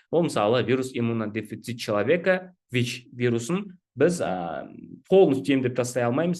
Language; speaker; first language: Russian; non-native, local second language; Kazakh